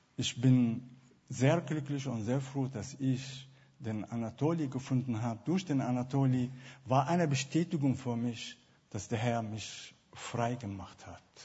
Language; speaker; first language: German; non-native, fluent; Arabic